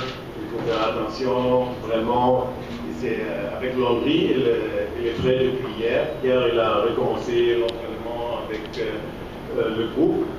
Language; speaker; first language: French; non-native, fluent; German